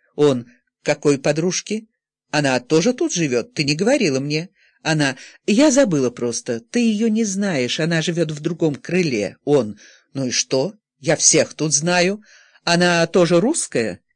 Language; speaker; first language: Russian; native; Russian